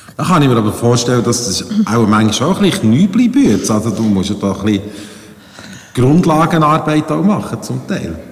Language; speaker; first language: German; native; German